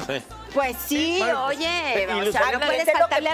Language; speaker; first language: Spanish; native; Spanish